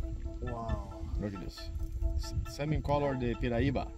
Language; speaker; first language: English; non-native, learner; Portuguese